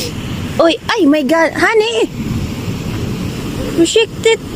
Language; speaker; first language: Swedish; non-native, learner; Cebuano